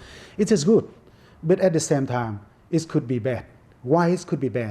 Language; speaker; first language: English; non-native, fluent; Vietnamese